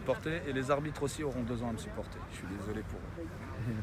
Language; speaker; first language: French; native; French